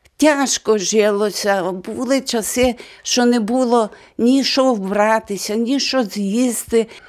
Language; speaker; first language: Ukrainian; native; Ukrainian